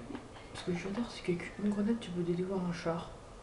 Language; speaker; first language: French; native; French